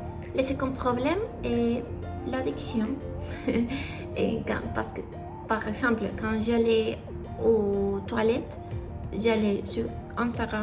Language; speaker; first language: French; non-native, learner; Spanish